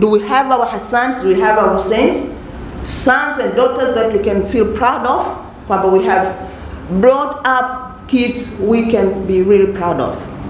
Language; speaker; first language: English; non-native, local second language; Swahili